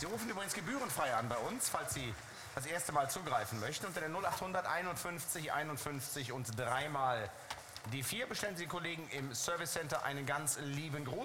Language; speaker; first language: German; native; German